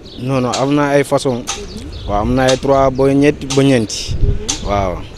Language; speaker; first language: Wolof; non-native, local second language; Mandingo